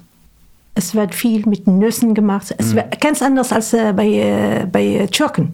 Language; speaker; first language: German; non-native, fluent; Arabic